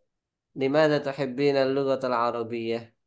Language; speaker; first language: Arabic; non-native, fluent; Indonesian